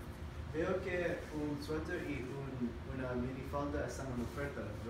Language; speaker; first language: Spanish; non-native, learner; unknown